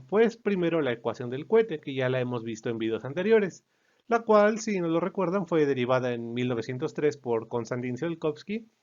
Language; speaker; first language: Spanish; native; Spanish